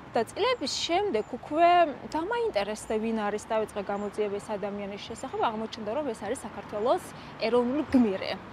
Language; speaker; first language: Georgian; non-native, local second language; Azerbaijani